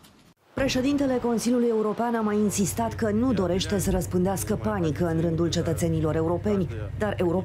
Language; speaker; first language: Romanian; native; Romanian